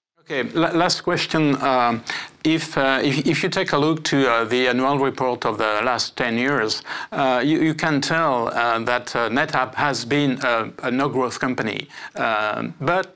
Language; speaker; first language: English; non-native, fluent; French